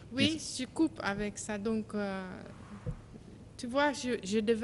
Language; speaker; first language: French; non-native, learner; Dutch